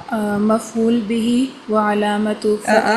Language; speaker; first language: Arabic; non-native, learner; Urdu